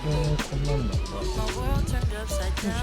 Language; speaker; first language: Japanese; native; Japanese